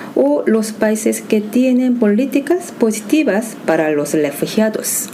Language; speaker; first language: Spanish; non-native, fluent; Korean